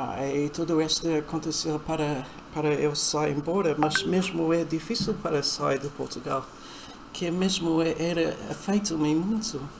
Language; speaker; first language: Portuguese; non-native, fluent; English